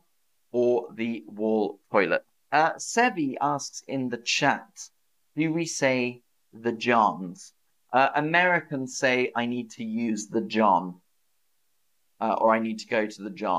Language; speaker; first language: English; native; English